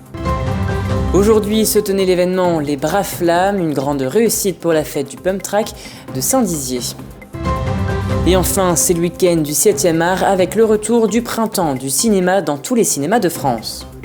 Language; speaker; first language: French; native; French